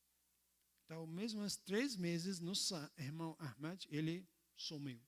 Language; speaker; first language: Portuguese; non-native, learner; Arabic